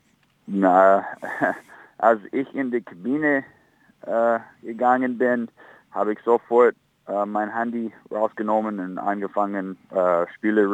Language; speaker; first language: German; non-native, fluent; English